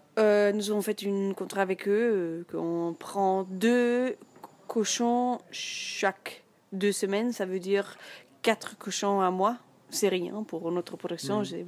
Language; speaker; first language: French; non-native, learner; German